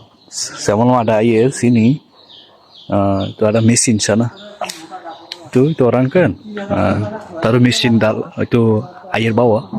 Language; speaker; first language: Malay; non-native, learner; Bangla